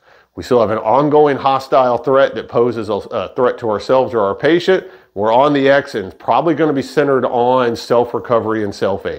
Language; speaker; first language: English; native; English